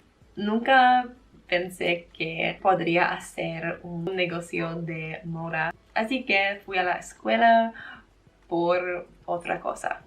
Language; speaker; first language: Spanish; non-native, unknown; English